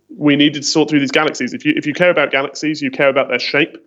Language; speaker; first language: English; native; English